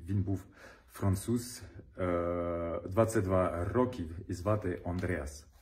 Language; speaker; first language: Ukrainian; non-native, learner; French